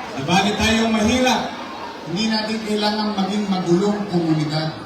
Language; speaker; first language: Filipino; native; Filipino